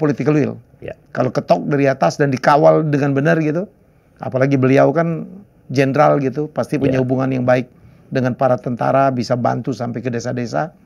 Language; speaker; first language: Indonesian; native; Indonesian